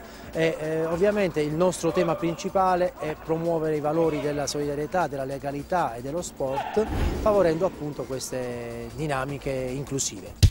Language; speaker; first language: Italian; native; Italian